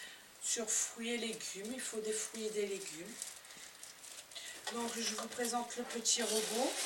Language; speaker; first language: French; native; French